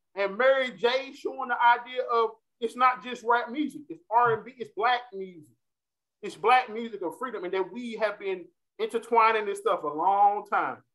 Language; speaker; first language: English; native; English